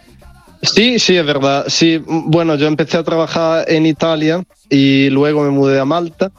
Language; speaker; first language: Spanish; non-native, fluent; Italian